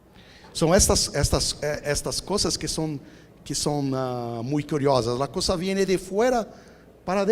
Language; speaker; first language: Spanish; non-native, fluent; Portuguese